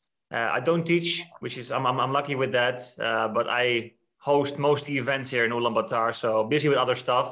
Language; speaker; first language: English; non-native, fluent; Dutch